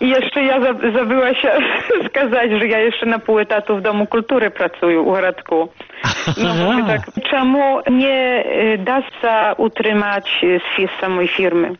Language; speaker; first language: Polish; non-native, local second language; Belarusian